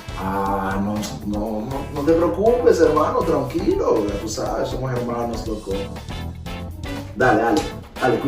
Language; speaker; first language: Spanish; non-native, fluent; Haitian Creole